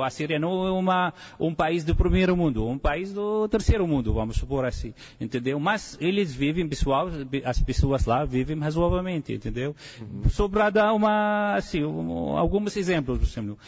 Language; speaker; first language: Portuguese; non-native, fluent; Arabic